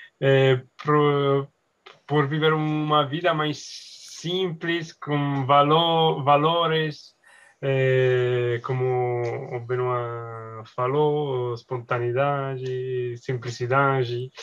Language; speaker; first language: Portuguese; non-native, learner; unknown